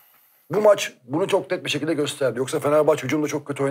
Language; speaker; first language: Turkish; native; Turkish